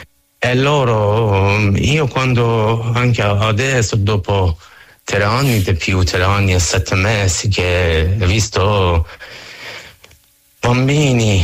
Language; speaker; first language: Italian; non-native, learner; Persian